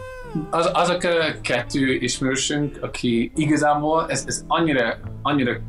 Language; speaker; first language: Hungarian; non-native, fluent; English